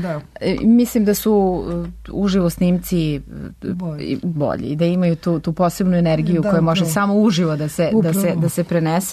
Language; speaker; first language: Serbian; native; Serbian